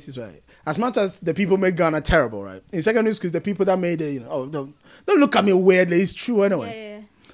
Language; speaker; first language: English; non-native, local second language; Akan